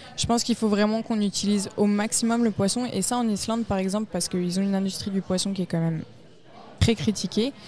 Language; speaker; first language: French; native; French